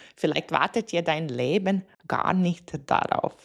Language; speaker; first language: German; non-native, fluent; Latvian